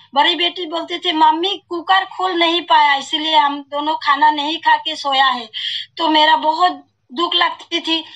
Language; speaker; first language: Hindi; non-native, local second language; Assamese